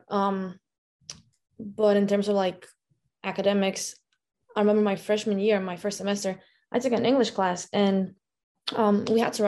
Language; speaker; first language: English; non-native, fluent; Lithuanian